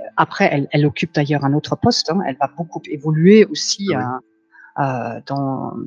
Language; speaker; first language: French; non-native, fluent; German